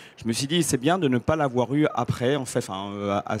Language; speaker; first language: French; native; French